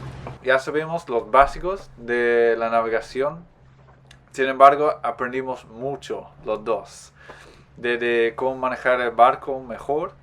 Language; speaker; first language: Spanish; non-native, fluent; English